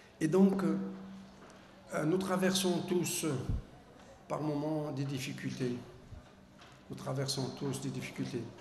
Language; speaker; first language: French; non-native, local second language; Arabic